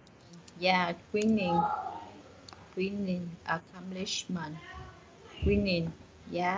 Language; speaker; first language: English; non-native, learner; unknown